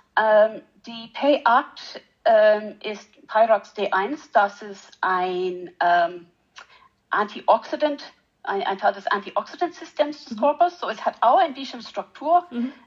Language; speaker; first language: German; non-native, learner; English